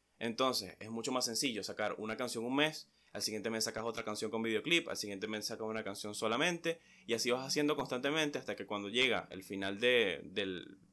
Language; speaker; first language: Spanish; native; Spanish